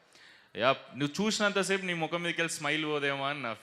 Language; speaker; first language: Telugu; native; Telugu